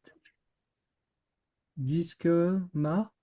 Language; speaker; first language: Hebrew; non-native, learner; French